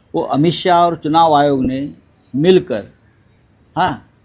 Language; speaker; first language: Hindi; non-native, local second language; Marathi